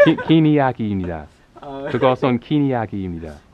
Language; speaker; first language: Korean; non-native, learner; English